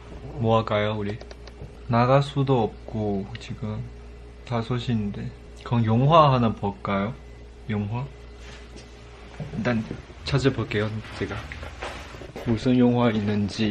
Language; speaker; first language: Korean; non-native, fluent; Chinese